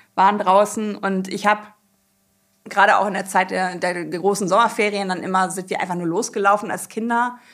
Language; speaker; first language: German; native; German